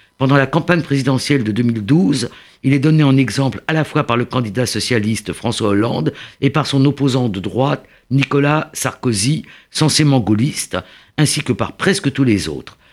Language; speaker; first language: French; native; French